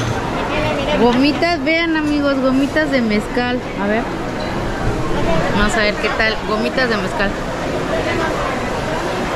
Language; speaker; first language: Spanish; native; Spanish